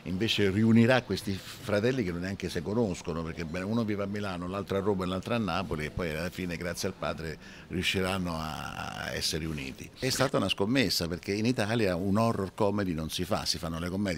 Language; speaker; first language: Italian; native; Italian